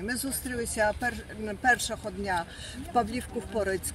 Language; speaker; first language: Ukrainian; early bilingual, heritage; Ukrainian